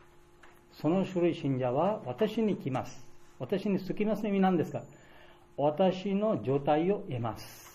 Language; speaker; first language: Japanese; non-native, fluent; Bangla